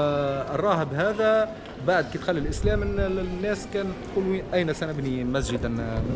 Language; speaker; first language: Arabic; native; Arabic